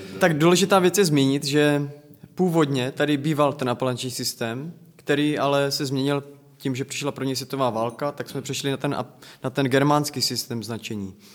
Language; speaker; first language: Czech; native; Czech